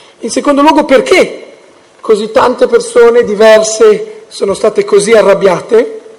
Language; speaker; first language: Italian; early bilingual, heritage; Italian